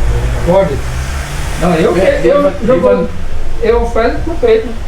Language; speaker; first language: Portuguese; non-native, learner; Haitian Creole